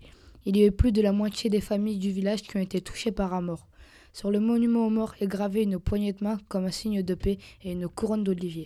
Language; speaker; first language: French; native; French